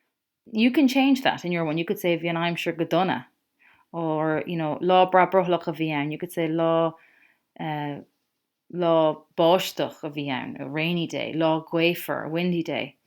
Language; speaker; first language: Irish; non-native, local second language; English